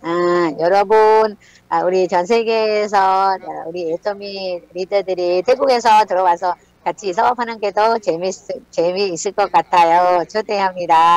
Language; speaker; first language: Korean; non-native, learner; Thai